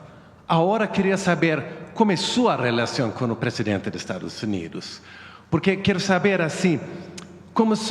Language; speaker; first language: Spanish; non-native, fluent; Swedish